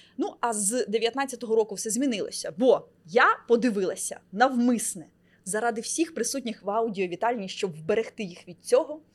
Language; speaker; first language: Ukrainian; native; Ukrainian